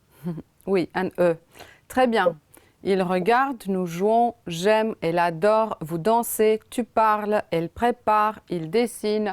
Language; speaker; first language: French; non-native, fluent; Romanian